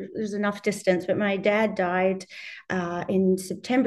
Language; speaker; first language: English; native; English